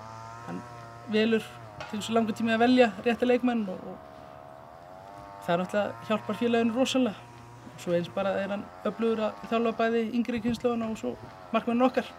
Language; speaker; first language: Icelandic; native; Icelandic